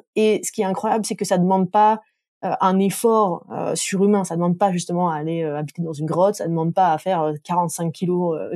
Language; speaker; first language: French; native; French